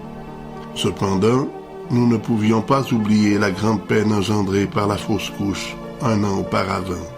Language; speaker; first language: French; native; French